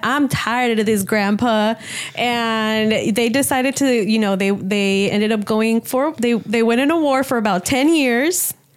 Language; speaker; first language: English; early bilingual, other home language; Spanish